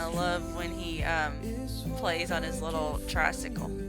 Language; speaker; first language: English; native; English